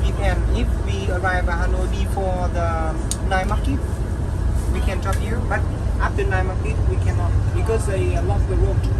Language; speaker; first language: English; non-native, fluent; Vietnamese